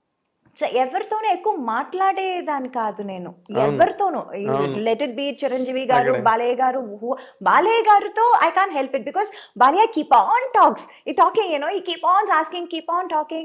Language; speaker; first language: Telugu; non-native, fluent; Tamil